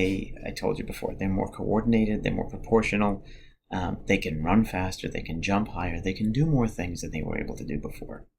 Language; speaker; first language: English; native; English